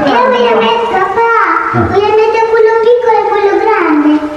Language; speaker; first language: Italian; early bilingual, heritage; Albanian